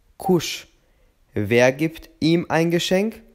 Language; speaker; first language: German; non-native, fluent; Albanian